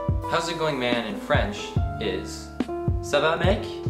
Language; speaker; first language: English; native; English